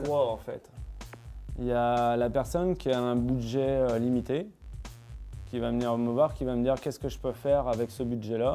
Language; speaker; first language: French; native; French